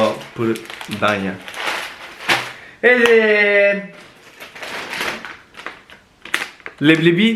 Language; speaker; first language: Albanian; non-native, learner; Turkish